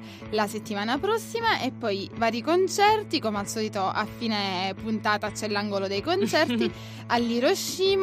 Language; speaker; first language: Italian; native; Italian